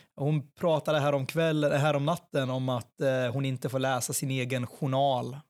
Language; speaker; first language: Swedish; early bilingual, other home language; Persian